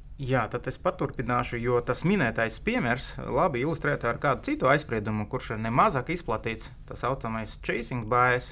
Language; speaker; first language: Latvian; non-native, local second language; Russian